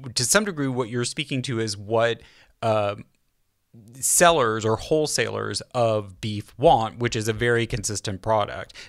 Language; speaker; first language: English; native; English